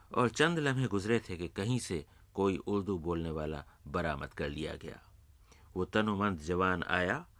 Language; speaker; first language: Urdu; native; Urdu